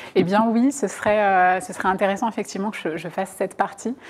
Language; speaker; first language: French; native; French